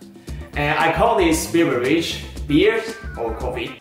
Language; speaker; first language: English; non-native, learner; Chinese